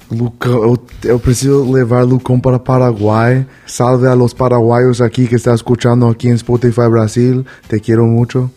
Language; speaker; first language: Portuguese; non-native, learner; English